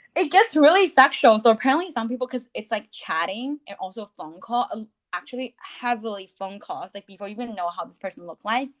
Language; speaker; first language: English; non-native, fluent; Chinese